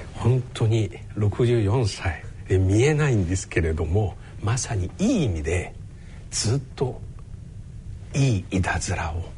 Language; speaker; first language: Japanese; non-native, fluent; Chinese